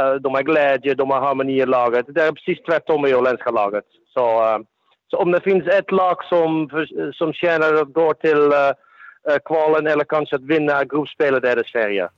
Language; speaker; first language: Swedish; non-native, fluent; Dutch